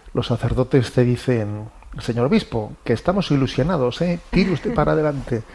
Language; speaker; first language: Spanish; native; Spanish